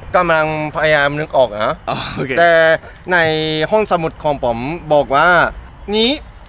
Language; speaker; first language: Thai; non-native, fluent; Japanese